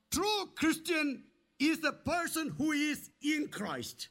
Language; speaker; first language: English; non-native, local second language; Malayalam